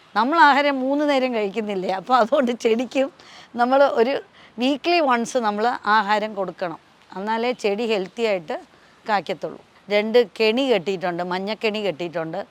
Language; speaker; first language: Malayalam; non-native, local second language; Tamil